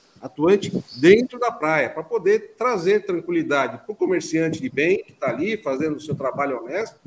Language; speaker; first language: Portuguese; native; Portuguese